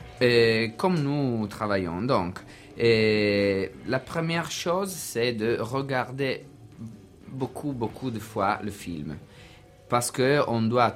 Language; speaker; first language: French; non-native, learner; Italian